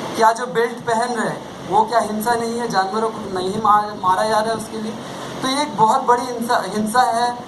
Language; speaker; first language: Hindi; non-native, local second language; Bangla